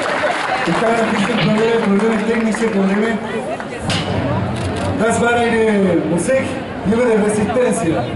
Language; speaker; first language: German; non-native, learner; Spanish